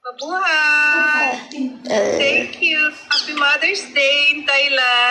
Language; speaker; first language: English; non-native, local second language; Filipino